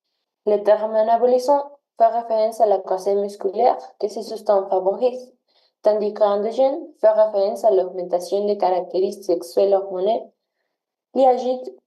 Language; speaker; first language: French; non-native, learner; Spanish